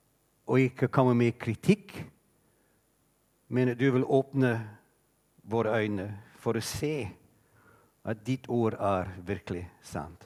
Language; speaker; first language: Norwegian; non-native, fluent; English